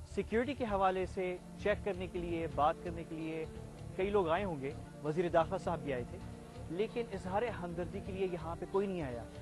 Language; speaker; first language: Urdu; native; Urdu